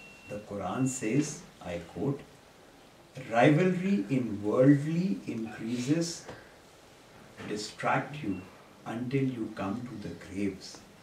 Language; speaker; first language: English; non-native, local second language; Urdu